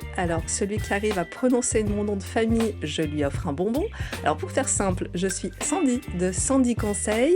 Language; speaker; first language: French; native; French